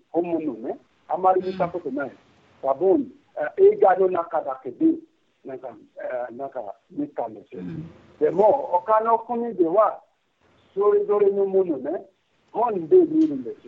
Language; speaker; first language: Japanese; non-native, fluent; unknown